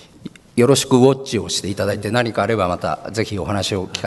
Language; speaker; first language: Japanese; native; Japanese